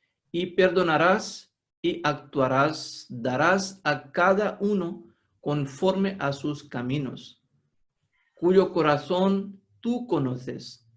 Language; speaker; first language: Spanish; non-native, fluent; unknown